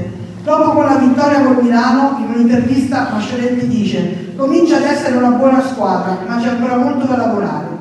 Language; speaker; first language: Italian; native; Italian